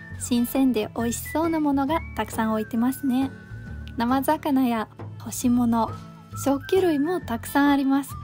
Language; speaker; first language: Japanese; non-native, fluent; Russian